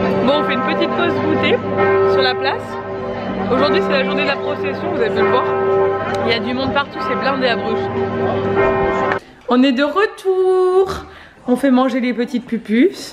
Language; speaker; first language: French; native; French